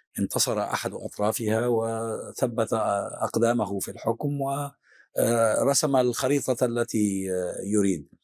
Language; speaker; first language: Arabic; native; Arabic